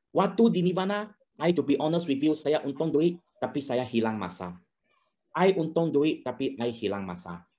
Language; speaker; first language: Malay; non-native, local second language; Chinese